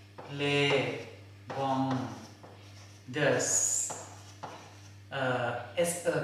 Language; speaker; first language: French; non-native, learner; Thai